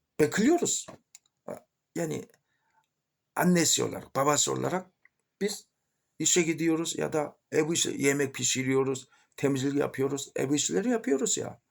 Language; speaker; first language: Turkish; non-native, fluent; Korean